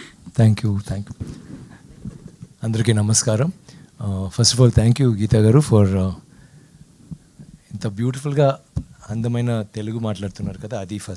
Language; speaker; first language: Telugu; non-native, learner; Tamil